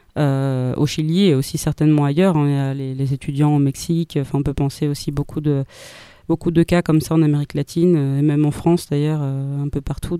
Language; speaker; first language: French; native; French